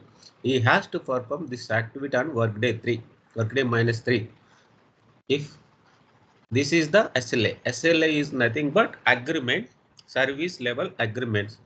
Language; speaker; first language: English; non-native, local second language; Telugu